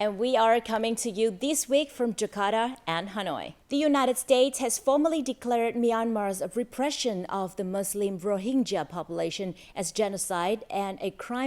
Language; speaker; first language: English; non-native, fluent; Vietnamese